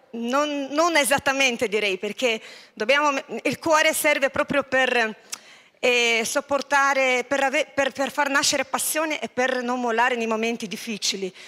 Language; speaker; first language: Italian; non-native, fluent; Lithuanian